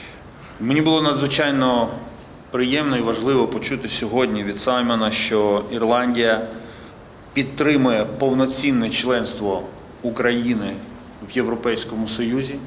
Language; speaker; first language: Ukrainian; native; Ukrainian